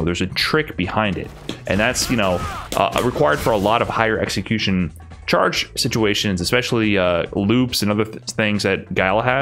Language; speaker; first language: English; native; English